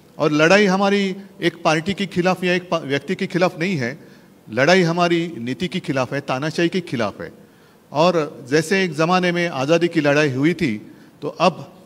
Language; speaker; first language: Hindi; non-native, local second language; Marathi